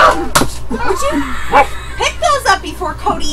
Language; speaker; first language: English; native; English